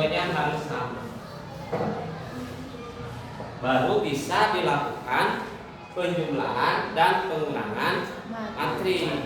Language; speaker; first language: Indonesian; native; Indonesian